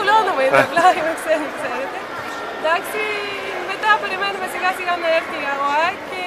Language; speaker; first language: Greek; non-native, fluent; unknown